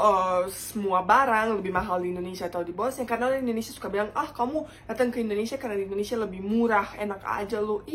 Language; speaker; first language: Indonesian; non-native, fluent; Bosnian